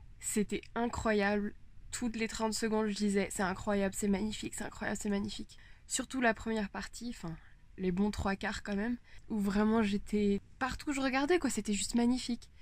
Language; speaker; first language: French; native; French